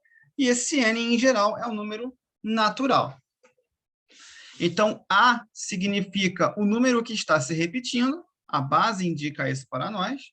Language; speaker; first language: Portuguese; native; Portuguese